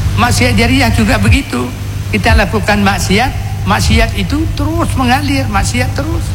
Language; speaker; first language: Indonesian; non-native, local second language; Achinese